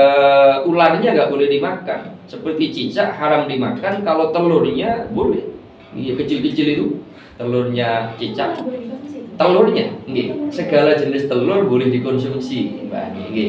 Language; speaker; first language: Indonesian; non-native, local second language; Javanese